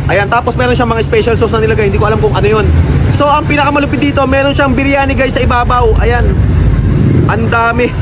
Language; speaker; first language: Filipino; native; Filipino